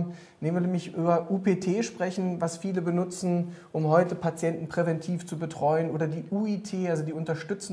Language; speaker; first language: German; native; German